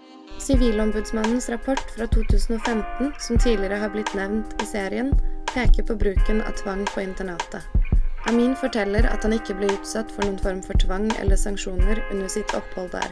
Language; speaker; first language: Norwegian; native; Norwegian